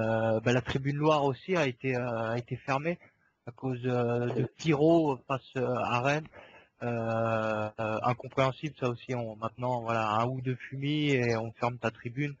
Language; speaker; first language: French; native; French